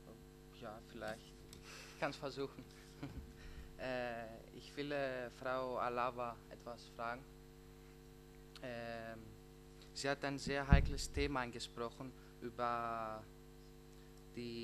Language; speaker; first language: German; non-native, fluent; Greek